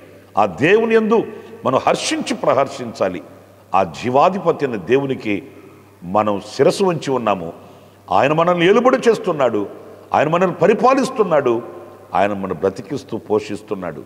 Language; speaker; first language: Telugu; native; Telugu